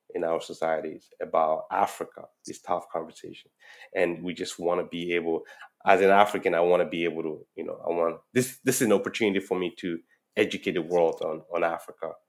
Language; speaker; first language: English; non-native, fluent; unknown